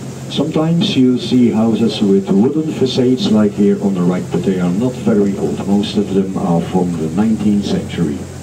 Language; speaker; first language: English; non-native, fluent; Dutch